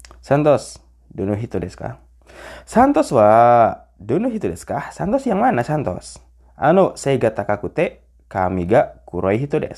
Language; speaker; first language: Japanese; non-native, fluent; Indonesian